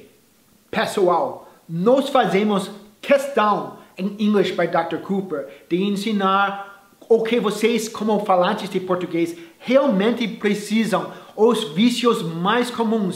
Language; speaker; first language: Portuguese; non-native, fluent; English